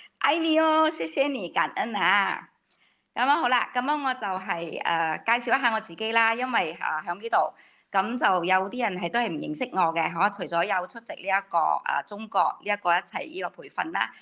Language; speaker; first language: Cantonese; native; Cantonese